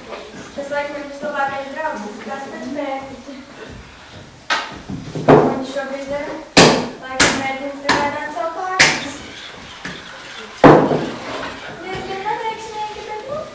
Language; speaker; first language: Latvian; native; Latvian